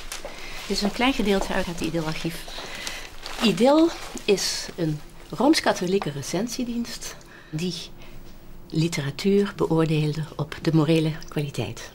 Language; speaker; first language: Dutch; native; Dutch